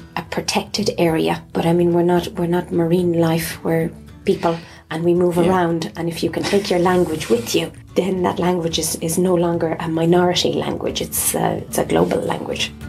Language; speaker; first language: English; native; English